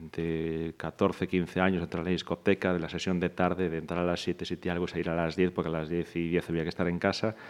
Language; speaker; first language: Spanish; native; Spanish